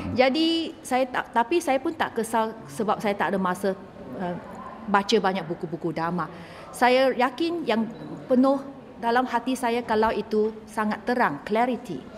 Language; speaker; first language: Malay; non-native, local second language; Chinese